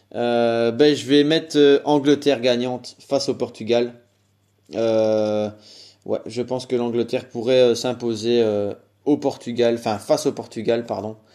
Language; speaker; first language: French; native; French